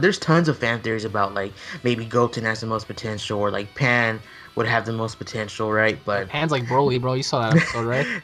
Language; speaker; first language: English; native; English